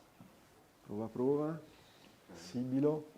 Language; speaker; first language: Italian; native; Italian